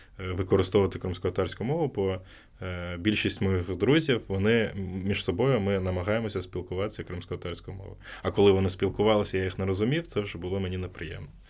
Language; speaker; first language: Ukrainian; non-native, local second language; Crimean Tatar